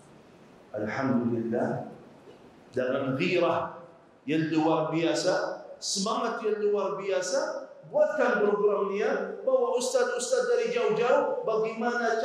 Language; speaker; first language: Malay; non-native, fluent; Arabic